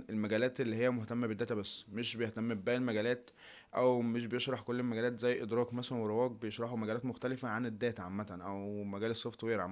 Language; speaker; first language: Arabic; native; Arabic